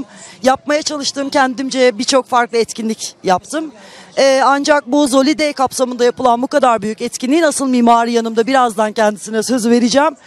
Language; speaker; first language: Turkish; native; Turkish